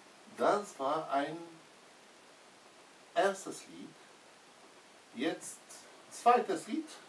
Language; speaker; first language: German; non-native, learner; Polish